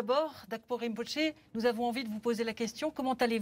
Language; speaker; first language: French; native; French